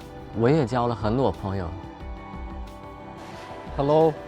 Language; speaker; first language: Chinese; non-native, learner; Turkmen